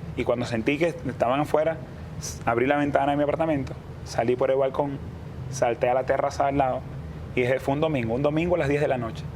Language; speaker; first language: Spanish; native; Spanish